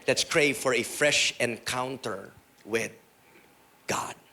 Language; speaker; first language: English; non-native, local second language; Filipino